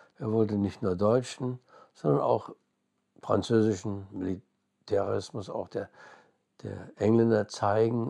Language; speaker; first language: German; early bilingual, other home language; English